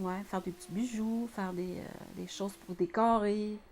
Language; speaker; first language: French; native; French